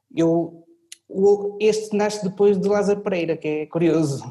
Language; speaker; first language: Portuguese; early bilingual, other home language; French